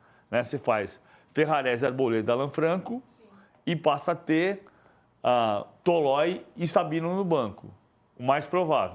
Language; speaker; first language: Portuguese; native; Portuguese